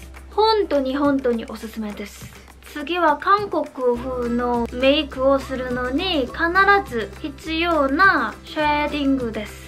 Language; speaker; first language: Japanese; non-native, fluent; Korean